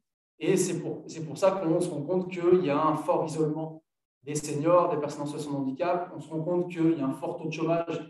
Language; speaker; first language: French; native; French